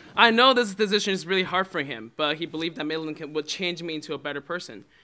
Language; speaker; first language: English; non-native, fluent; Chinese